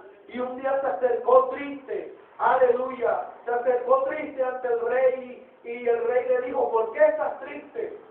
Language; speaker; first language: Spanish; native; Spanish